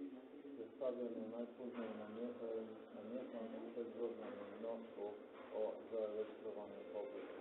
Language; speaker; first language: Polish; non-native, learner; Croatian